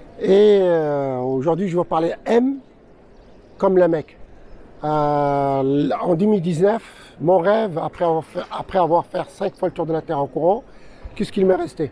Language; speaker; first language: French; non-native, local second language; Arabic